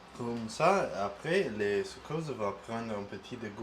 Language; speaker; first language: French; non-native, learner; Italian